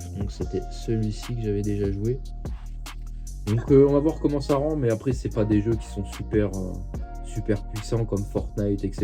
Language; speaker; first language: French; native; French